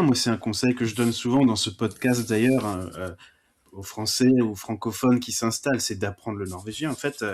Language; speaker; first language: French; native; French